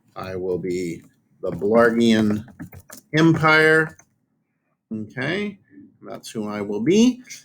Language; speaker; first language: English; native; English